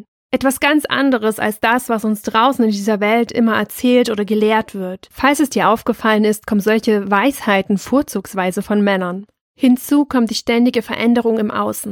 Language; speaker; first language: German; native; German